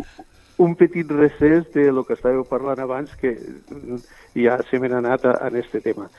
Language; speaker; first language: Catalan; native; Catalan